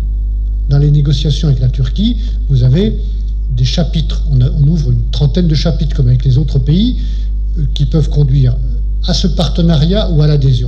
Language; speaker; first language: French; native; French